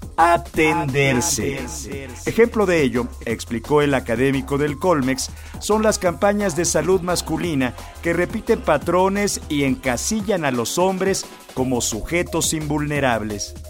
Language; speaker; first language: Spanish; native; Spanish